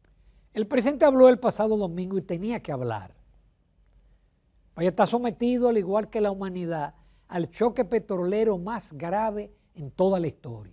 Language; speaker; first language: Spanish; native; Spanish